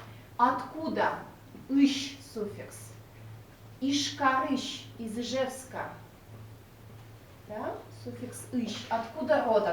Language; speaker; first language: Russian; non-native, local second language; Udmurt